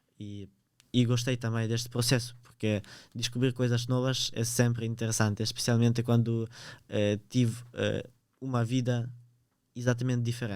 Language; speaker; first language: Portuguese; early bilingual, other home language; Ukrainian